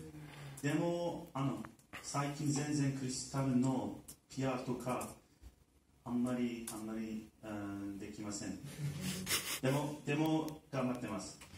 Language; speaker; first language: Japanese; non-native, learner; Turkish